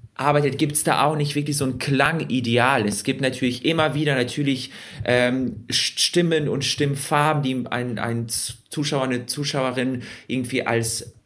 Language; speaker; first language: German; early bilingual, other home language; Russian